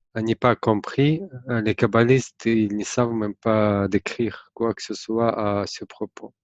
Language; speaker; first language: French; non-native, fluent; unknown